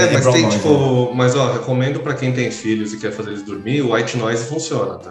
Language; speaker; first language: Portuguese; native; Portuguese